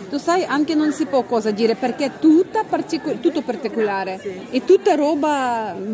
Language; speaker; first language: Italian; non-native, learner; Russian